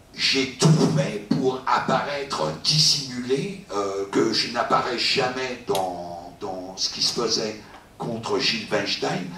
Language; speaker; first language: French; native; French